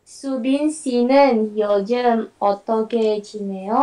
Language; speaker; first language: Korean; non-native, learner; Indonesian